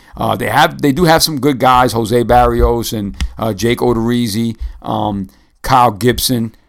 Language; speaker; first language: English; native; English